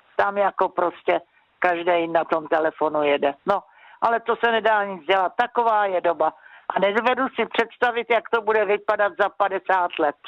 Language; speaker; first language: Czech; native; Czech